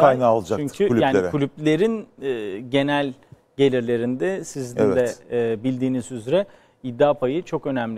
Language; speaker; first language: Turkish; native; Turkish